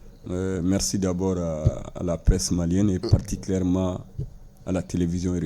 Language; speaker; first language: French; non-native, local second language; Bambara